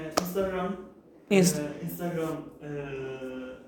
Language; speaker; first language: English; non-native, learner; Turkish